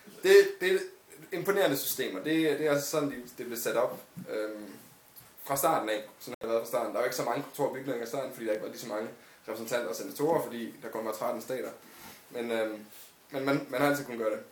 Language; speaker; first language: Danish; native; Danish